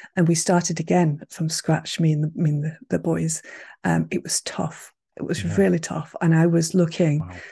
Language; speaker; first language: English; native; English